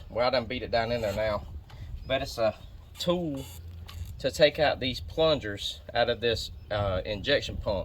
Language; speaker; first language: English; native; English